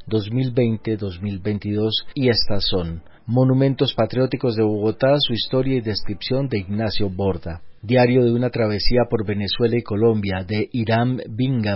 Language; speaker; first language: Spanish; native; Spanish